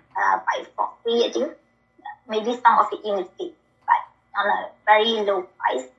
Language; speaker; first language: English; non-native, local second language; Malay